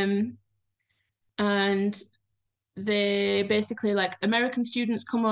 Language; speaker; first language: English; native; English